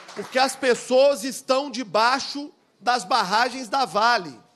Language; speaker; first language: Portuguese; native; Portuguese